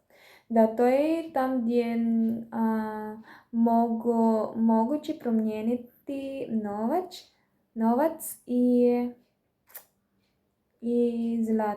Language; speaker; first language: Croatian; non-native, learner; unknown